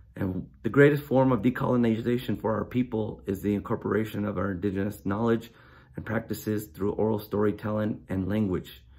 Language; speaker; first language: English; native; English